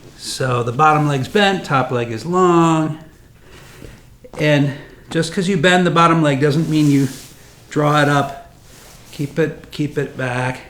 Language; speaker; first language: English; native; English